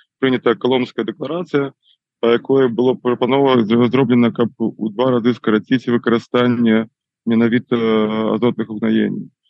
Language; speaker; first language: Belarusian; non-native, local second language; Russian